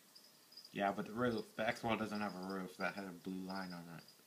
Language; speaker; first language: English; native; English